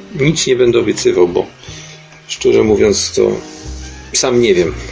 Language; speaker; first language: Polish; native; Polish